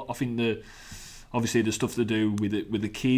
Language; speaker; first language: English; native; English